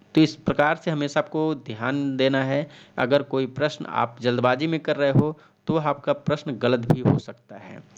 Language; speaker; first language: Hindi; native; Hindi